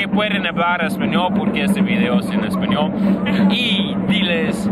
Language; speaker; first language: Spanish; non-native, learner; English